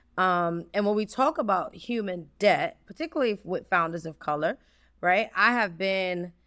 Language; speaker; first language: English; native; English